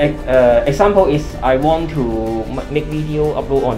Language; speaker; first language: English; non-native, learner; Cantonese